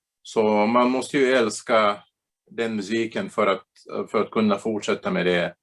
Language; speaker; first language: Swedish; non-native, fluent; Bulgarian